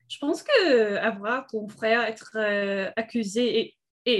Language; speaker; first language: French; non-native, learner; English